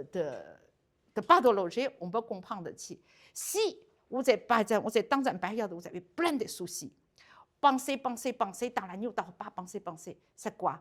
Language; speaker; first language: French; non-native, learner; Chinese